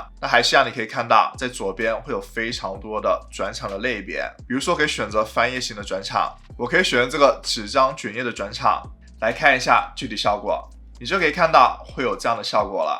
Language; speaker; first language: Chinese; native; Chinese